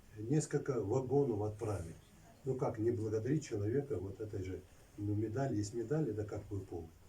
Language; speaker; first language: Russian; non-native, local second language; Lezghian